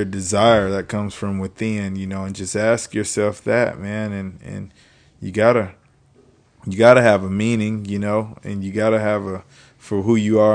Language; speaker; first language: English; native; English